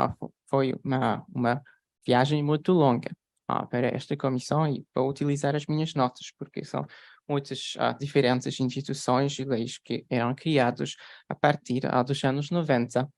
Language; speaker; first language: Portuguese; non-native, fluent; Polish